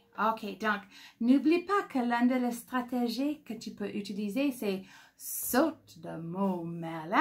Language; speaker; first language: French; non-native, fluent; English